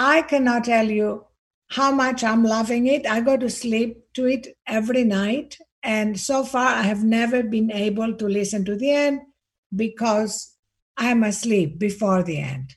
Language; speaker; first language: English; non-native, fluent; Greek